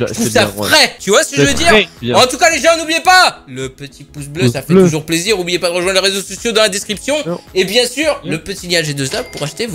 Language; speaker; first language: French; native; French